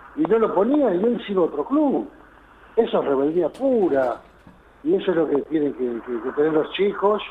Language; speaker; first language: Spanish; native; Spanish